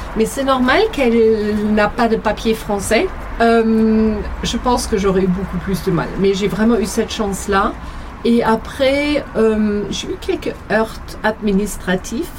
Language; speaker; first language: French; non-native, fluent; German